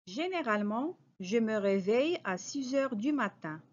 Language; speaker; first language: French; non-native, local second language; Arabic